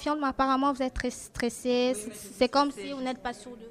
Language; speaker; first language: French; non-native, local second language; Lingala